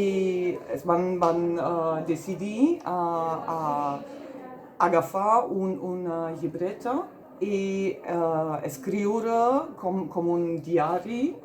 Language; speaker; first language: Catalan; non-native, fluent; German